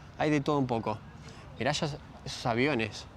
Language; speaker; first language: Spanish; native; Spanish